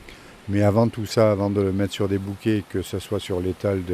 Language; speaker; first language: French; native; French